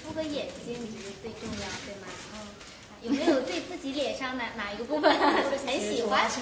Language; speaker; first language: Chinese; native; Chinese